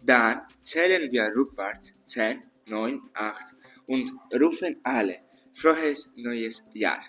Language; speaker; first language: German; non-native, learner; Greek